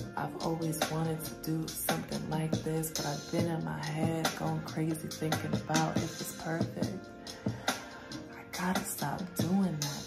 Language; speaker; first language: English; native; English